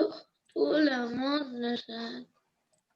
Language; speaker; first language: French; non-native, learner; Arabic